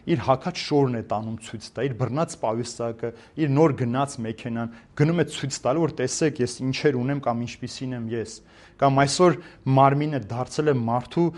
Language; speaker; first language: Armenian; native; Armenian